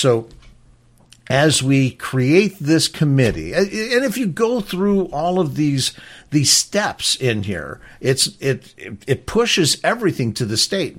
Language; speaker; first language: English; native; English